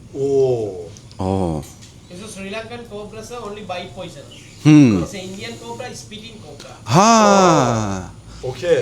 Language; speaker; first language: English; non-native, learner; Turkish